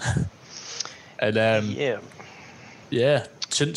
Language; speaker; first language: English; native; English